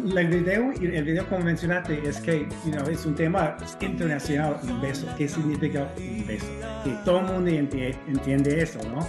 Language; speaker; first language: Spanish; non-native, fluent; English